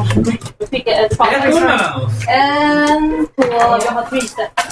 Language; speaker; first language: Swedish; non-native, learner; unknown